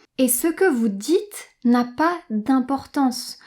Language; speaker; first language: French; native; French